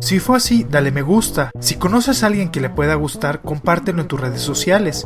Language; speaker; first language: Spanish; native; Spanish